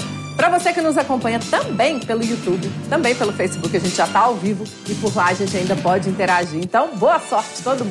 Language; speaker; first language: Portuguese; native; Portuguese